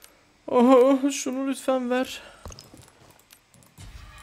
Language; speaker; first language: Turkish; native; Turkish